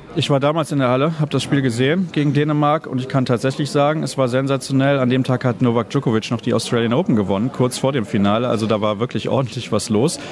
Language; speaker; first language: German; native; German